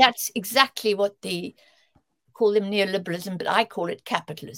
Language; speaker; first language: English; native; English